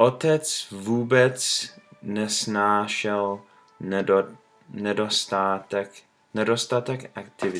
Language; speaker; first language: Czech; non-native, learner; English